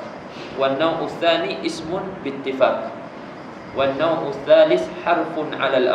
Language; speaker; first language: Arabic; non-native, fluent; Malay